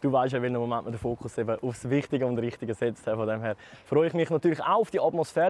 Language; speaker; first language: German; native; German